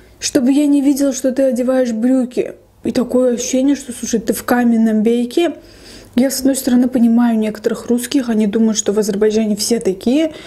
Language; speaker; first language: Russian; non-native, local second language; Lezghian